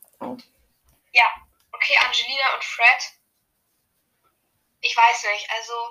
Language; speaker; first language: German; native; German